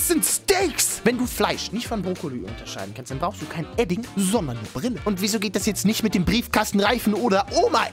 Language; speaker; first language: German; native; German